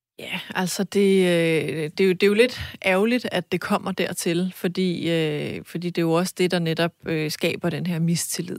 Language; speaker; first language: Danish; early bilingual, other home language; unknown